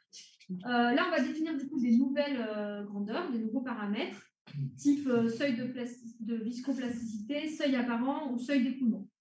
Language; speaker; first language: French; native; French